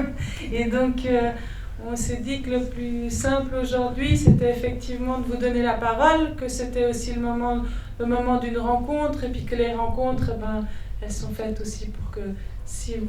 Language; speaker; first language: French; native; French